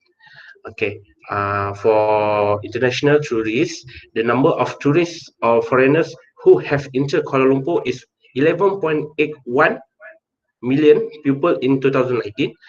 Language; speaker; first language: English; non-native, local second language; Malay